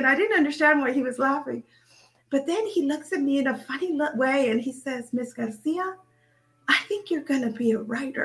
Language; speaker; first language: English; early bilingual, other home language; Spanish